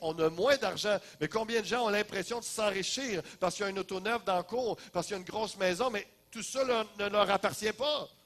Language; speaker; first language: French; native; French